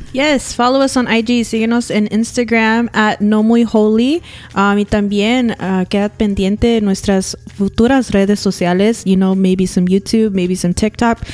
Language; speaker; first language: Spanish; early bilingual, heritage; Spanish